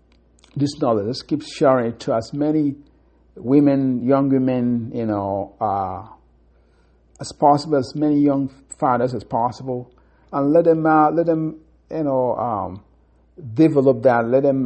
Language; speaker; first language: English; non-native, local second language; Igbo